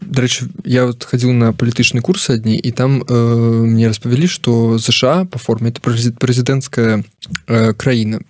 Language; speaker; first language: Belarusian; non-native, local second language; Russian